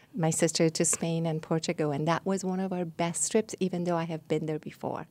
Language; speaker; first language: English; non-native, fluent; Persian